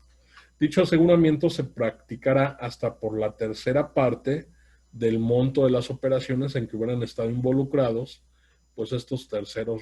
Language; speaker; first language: Spanish; native; Spanish